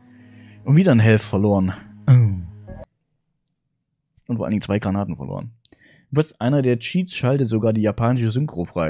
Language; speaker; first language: German; native; German